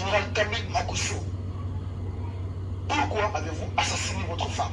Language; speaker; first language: French; native; French